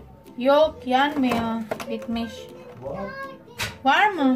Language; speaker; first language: Turkish; non-native, learner; Filipino